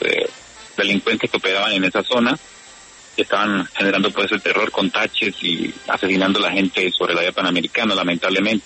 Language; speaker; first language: Spanish; native; Spanish